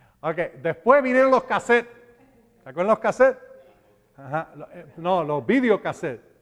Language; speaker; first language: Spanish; early bilingual, heritage; Spanish